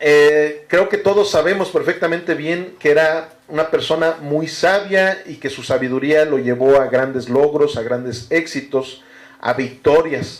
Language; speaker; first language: Spanish; native; Spanish